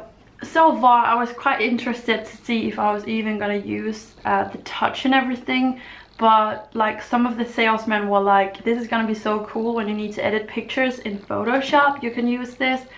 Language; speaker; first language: English; non-native, fluent; Danish